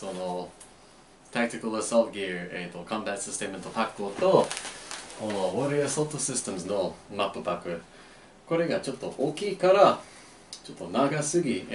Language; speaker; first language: Japanese; non-native, learner; English